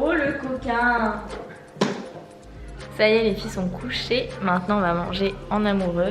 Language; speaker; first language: French; native; French